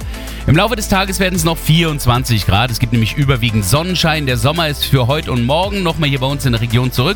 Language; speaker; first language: German; native; German